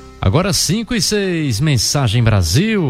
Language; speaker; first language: Portuguese; native; Portuguese